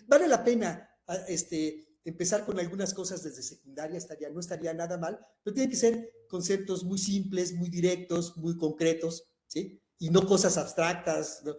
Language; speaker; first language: Spanish; native; Spanish